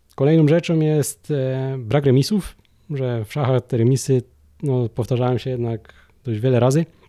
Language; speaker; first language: Polish; native; Polish